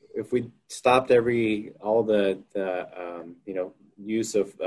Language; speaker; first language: English; native; English